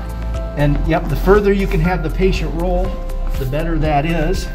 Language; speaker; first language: English; native; English